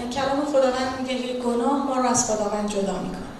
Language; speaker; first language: Persian; native; Persian